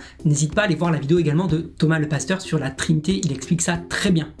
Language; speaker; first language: French; native; French